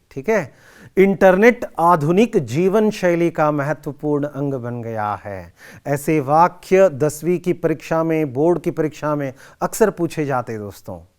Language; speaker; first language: Hindi; non-native, local second language; Kannada